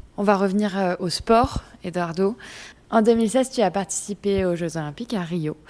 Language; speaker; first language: French; native; French